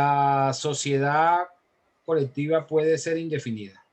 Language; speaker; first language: Spanish; native; Spanish